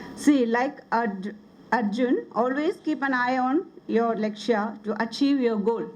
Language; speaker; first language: English; non-native, local second language; Malayalam